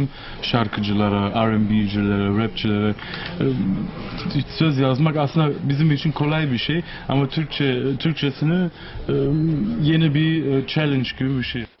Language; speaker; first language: Turkish; early bilingual, heritage; Turkish